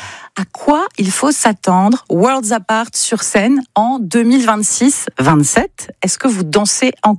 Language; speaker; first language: French; native; French